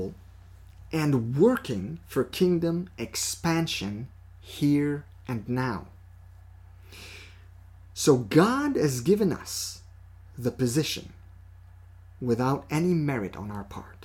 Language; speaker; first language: English; non-native, fluent; French